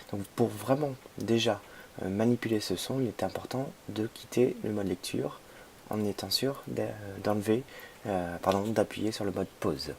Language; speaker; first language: French; native; French